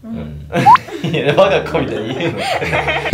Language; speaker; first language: Japanese; native; Japanese